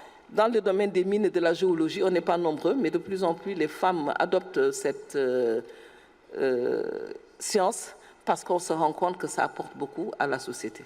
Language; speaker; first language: French; non-native, local second language; Wolof